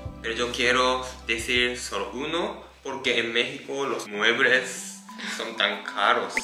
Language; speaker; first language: Spanish; non-native, learner; Japanese